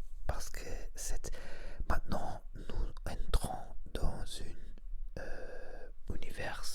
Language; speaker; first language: French; non-native, learner; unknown